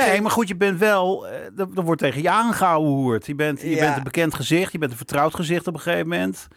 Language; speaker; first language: Dutch; native; Dutch